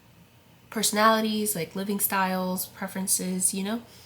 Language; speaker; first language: English; native; English